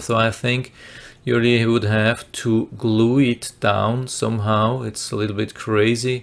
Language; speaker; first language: English; non-native, fluent; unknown